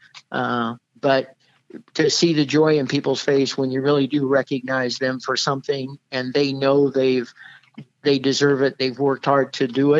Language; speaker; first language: English; native; English